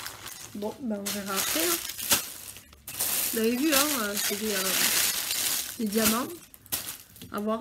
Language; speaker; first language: French; native; French